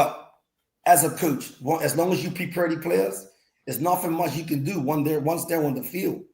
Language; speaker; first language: English; native; English